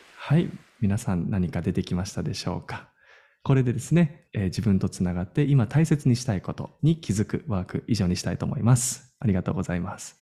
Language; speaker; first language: Japanese; native; Japanese